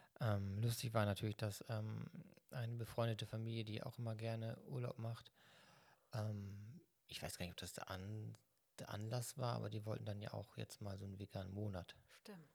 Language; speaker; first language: German; native; German